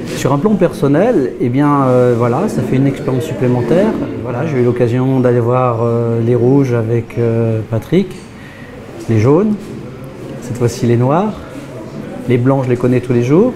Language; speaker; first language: French; native; French